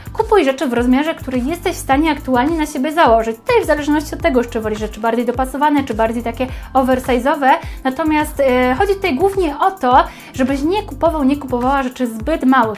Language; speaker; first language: Polish; native; Polish